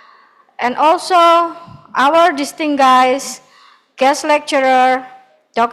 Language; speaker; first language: English; non-native, fluent; Indonesian